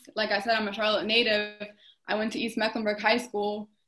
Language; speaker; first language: English; native; English